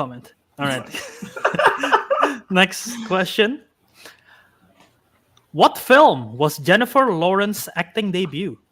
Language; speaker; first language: English; native; English